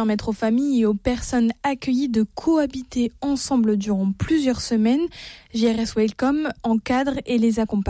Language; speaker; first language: French; native; French